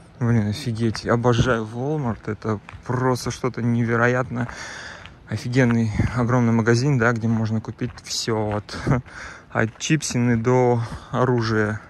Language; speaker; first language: Russian; native; Russian